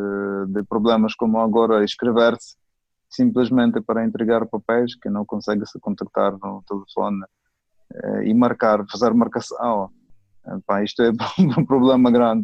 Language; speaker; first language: Portuguese; non-native, fluent; Ukrainian